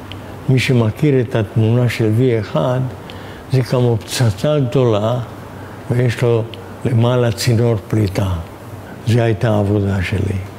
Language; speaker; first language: Hebrew; non-native, fluent; Hungarian